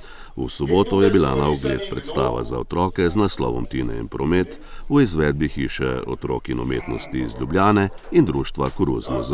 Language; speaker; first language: Slovenian; native; Slovenian